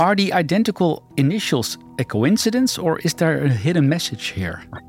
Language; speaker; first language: English; non-native, fluent; Dutch